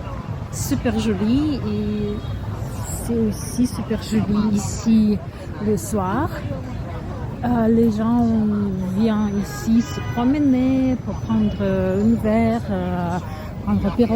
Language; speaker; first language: French; non-native, learner; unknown